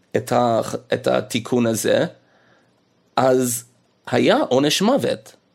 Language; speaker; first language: Hebrew; native; Hebrew